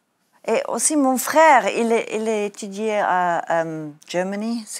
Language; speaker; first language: French; non-native, learner; Afrikaans